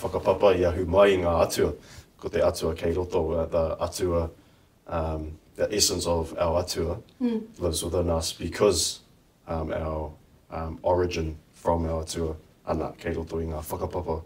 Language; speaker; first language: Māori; non-native, local second language; English